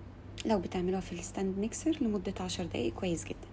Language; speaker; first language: Arabic; native; Arabic